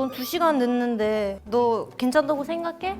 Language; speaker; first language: Korean; non-native, fluent; Ukrainian